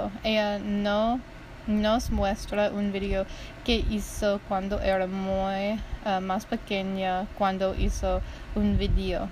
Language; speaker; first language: Spanish; non-native, learner; English